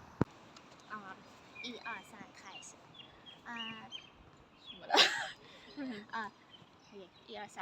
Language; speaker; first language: Chinese; non-native, learner; Kyrgyz